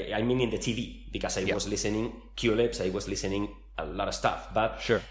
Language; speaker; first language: English; non-native, fluent; Spanish